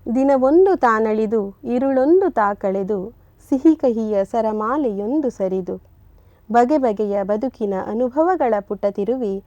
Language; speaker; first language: Kannada; native; Kannada